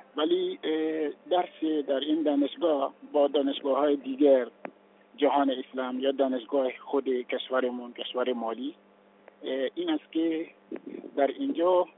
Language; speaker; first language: Persian; non-native, fluent; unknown